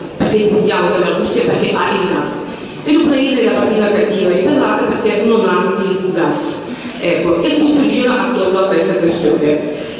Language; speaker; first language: Italian; non-native, fluent; Ukrainian